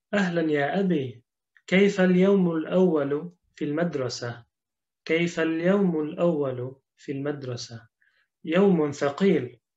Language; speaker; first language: Arabic; non-native, fluent; Turkish